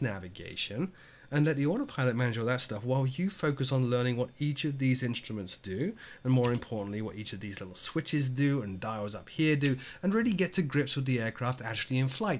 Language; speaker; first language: English; native; English